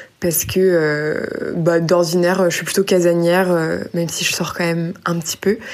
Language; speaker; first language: French; native; French